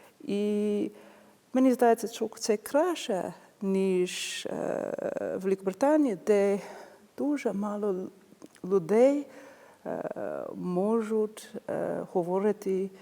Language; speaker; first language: Ukrainian; non-native, fluent; English